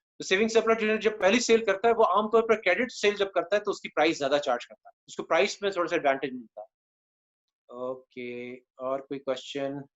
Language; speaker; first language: Urdu; native; Urdu